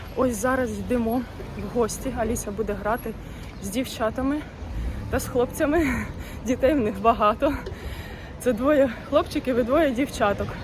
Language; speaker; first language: Ukrainian; non-native, local second language; Russian